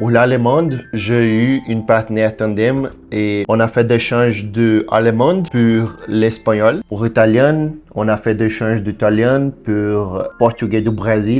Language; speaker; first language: French; non-native, learner; Portuguese